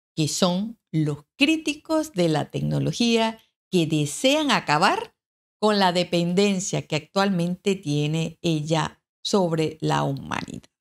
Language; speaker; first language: Spanish; native; Spanish